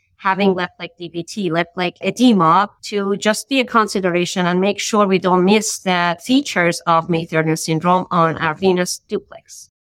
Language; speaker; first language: English; non-native, fluent; Persian